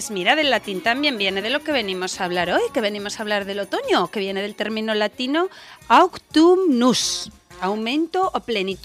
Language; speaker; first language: Spanish; native; Spanish